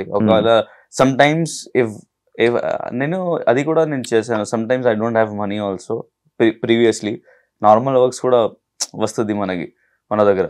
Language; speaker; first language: Telugu; non-native, learner; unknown